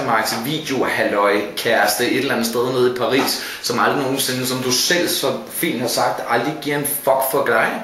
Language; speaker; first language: Danish; native; Danish